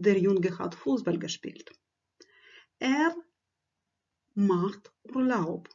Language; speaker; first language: German; non-native, fluent; Ukrainian